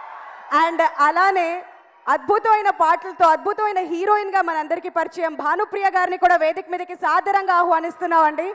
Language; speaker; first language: Telugu; native; Telugu